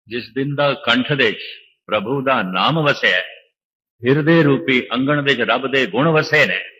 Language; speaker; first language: Hindi; non-native, local second language; Punjabi